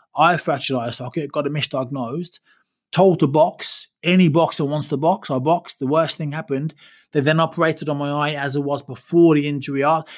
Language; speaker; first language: English; native; English